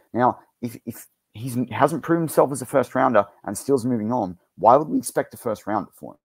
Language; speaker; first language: English; native; English